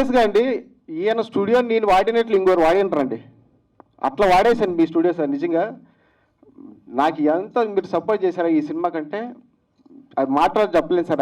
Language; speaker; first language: Telugu; native; Telugu